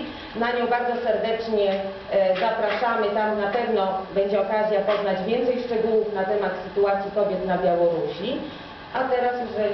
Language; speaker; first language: Polish; native; Polish